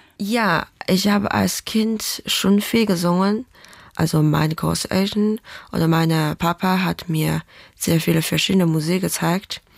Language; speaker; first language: German; non-native, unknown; Chinese